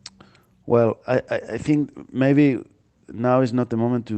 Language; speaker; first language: English; non-native, fluent; Spanish